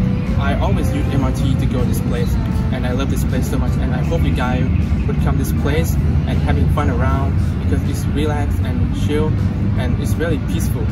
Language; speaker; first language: English; non-native, learner; Thai